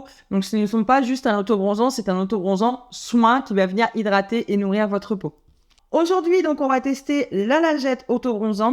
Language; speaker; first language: French; native; French